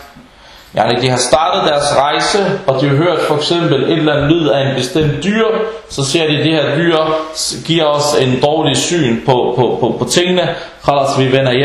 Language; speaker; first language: Danish; non-native, fluent; Arabic